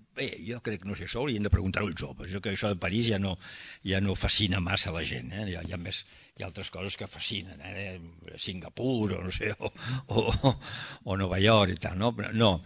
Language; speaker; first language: Catalan; early bilingual, heritage; Catalan